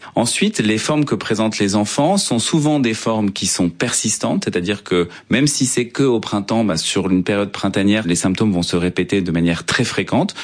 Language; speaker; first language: French; native; French